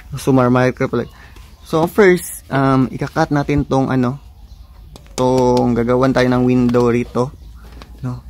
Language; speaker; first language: Filipino; non-native, local second language; Cebuano